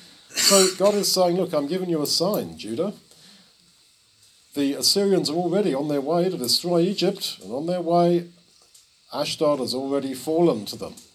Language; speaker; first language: English; native; English